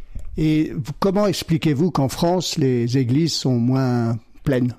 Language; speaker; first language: French; native; French